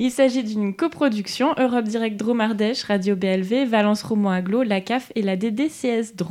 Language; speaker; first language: French; native; French